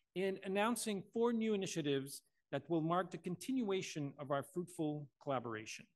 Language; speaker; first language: English; non-native, local second language; French